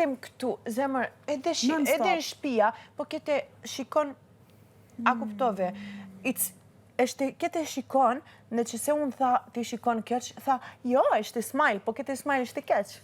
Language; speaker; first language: Albanian; early bilingual, heritage; Albanian